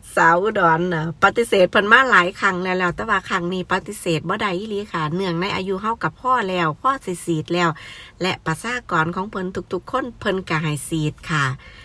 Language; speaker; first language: Thai; native; Thai